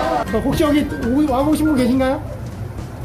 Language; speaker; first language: Korean; native; Korean